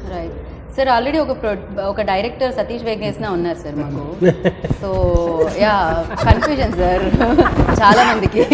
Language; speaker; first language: Telugu; native; Telugu